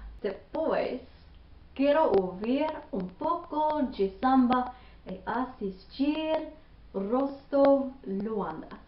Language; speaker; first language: Portuguese; non-native, learner; English